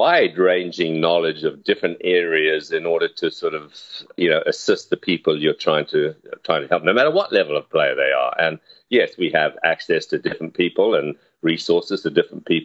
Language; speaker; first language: English; native; English